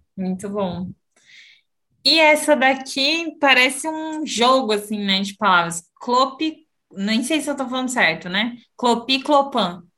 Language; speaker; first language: Portuguese; native; Portuguese